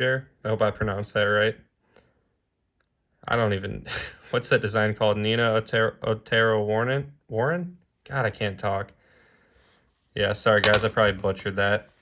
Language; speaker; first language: English; native; English